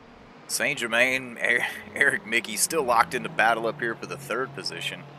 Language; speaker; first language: English; native; English